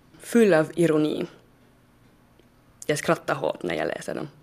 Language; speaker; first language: Swedish; non-native, fluent; French